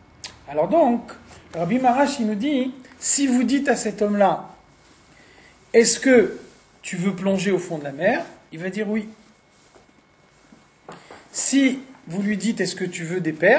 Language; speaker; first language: French; native; French